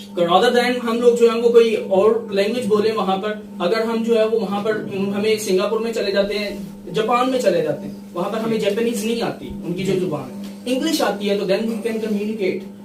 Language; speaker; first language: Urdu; non-native, local second language; Punjabi